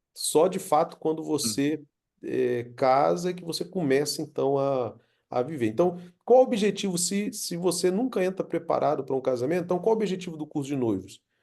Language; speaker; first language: Portuguese; native; Portuguese